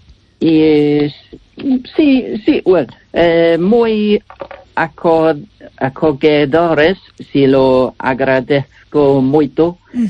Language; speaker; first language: Spanish; non-native, learner; English